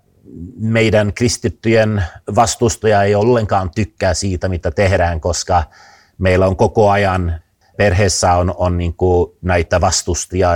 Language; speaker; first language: Finnish; non-native, fluent; Swedish